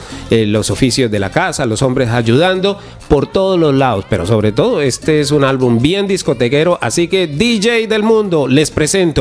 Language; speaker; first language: Spanish; native; Spanish